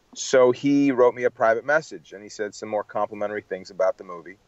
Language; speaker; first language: English; native; English